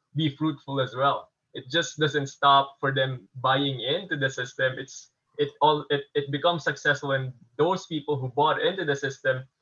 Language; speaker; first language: English; non-native, local second language; Filipino